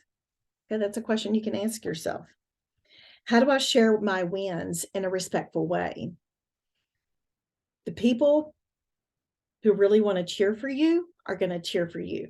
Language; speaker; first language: English; native; English